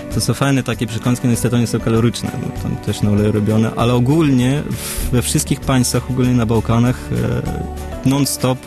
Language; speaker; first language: Polish; early bilingual, other home language; Russian